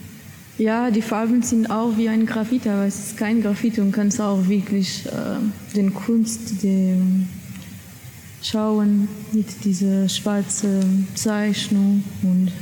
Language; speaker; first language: German; non-native, learner; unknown